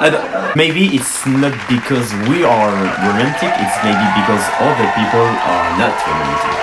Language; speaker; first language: English; non-native, learner; French